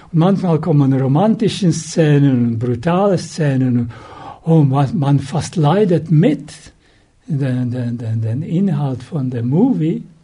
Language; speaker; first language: German; non-native, fluent; Czech